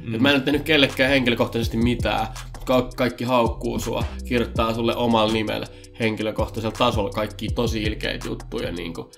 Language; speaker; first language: Finnish; early bilingual, other home language; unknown